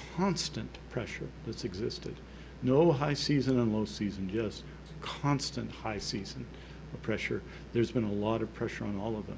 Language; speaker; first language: English; native; English